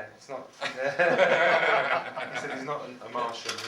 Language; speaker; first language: English; native; English